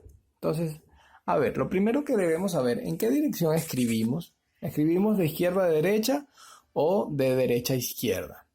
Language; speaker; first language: Spanish; native; Spanish